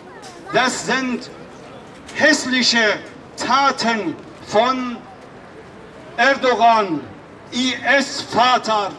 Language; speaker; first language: German; non-native, fluent; Kurdish